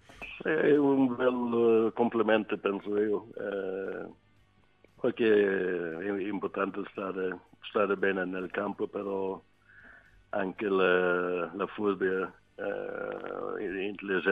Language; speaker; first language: Italian; non-native, learner; Swedish